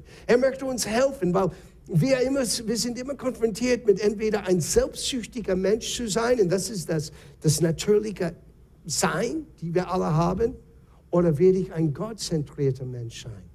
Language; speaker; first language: German; non-native, fluent; English